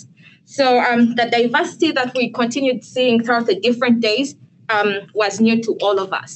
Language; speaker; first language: English; non-native, local second language; Ganda